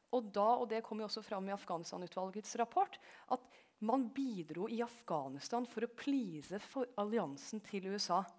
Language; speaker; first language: Norwegian; early bilingual, other home language; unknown